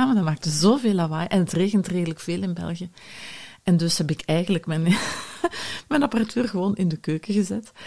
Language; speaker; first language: Dutch; native; Dutch